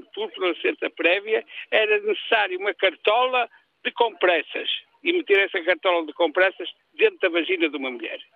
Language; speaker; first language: Portuguese; native; Portuguese